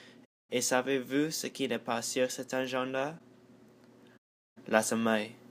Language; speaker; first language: French; non-native, learner; English